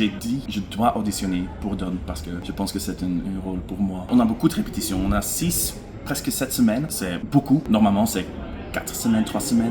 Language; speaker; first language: French; non-native, local second language; Dutch